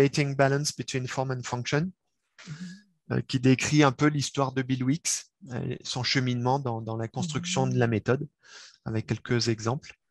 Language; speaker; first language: French; native; French